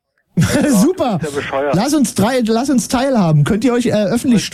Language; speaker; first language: German; native; German